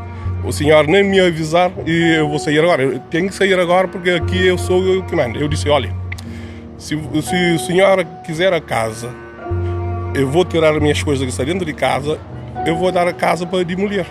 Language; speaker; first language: Portuguese; non-native, local second language; Kabuverdianu